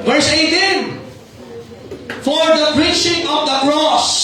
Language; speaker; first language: English; non-native, local second language; Filipino